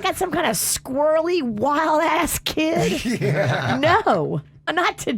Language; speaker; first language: English; native; English